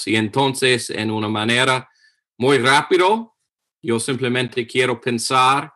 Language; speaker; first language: Spanish; non-native, fluent; English